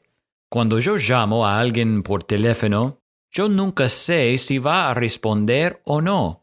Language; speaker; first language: Spanish; non-native, fluent; English